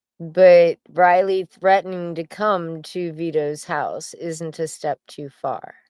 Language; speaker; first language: English; native; English